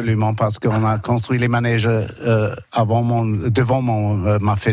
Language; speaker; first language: French; non-native, fluent; German